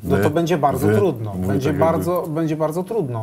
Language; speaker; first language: Polish; native; Polish